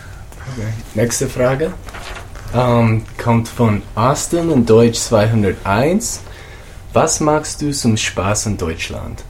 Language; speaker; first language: German; non-native, learner; English